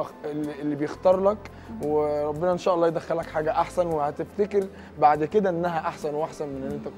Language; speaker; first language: Arabic; native; Arabic